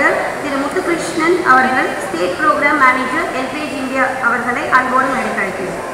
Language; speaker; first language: Tamil; native; Tamil